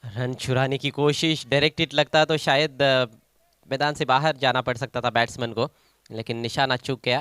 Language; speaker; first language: Hindi; non-native, local second language; Marathi